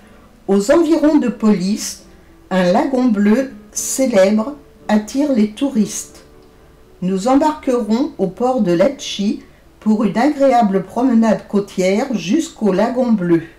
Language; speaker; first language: French; native; French